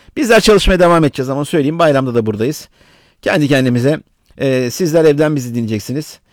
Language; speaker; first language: Turkish; native; Turkish